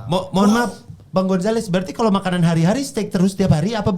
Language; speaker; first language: Indonesian; native; Indonesian